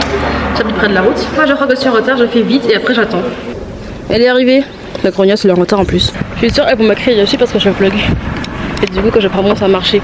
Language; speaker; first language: French; native; French